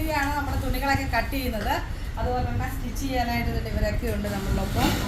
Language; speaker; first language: Malayalam; native; Malayalam